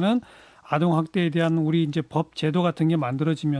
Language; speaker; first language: Korean; native; Korean